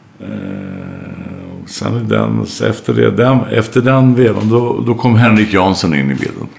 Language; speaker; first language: Swedish; native; Swedish